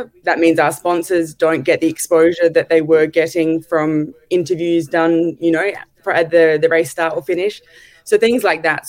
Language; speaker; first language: English; native; English